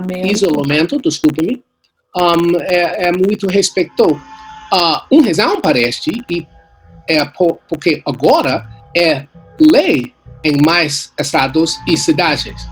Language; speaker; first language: Portuguese; non-native, learner; English